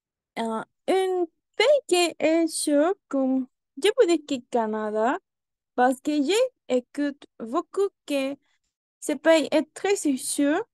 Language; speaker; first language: French; non-native, learner; Spanish